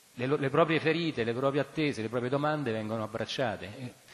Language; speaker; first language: Italian; native; Italian